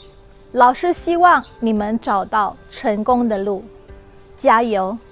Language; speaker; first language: Chinese; non-native, fluent; Indonesian